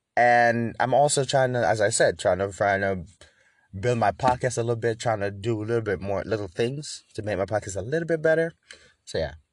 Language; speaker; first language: English; native; English